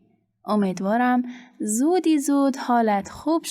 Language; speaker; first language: Persian; native; Persian